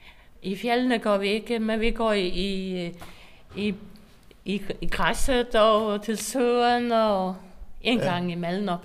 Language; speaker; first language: Danish; non-native, local second language; Faroese